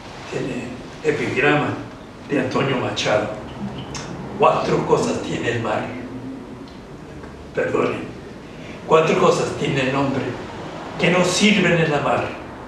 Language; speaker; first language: Spanish; early bilingual, heritage; Spanish